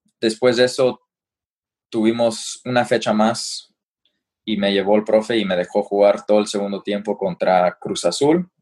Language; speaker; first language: Spanish; early bilingual, heritage; Spanish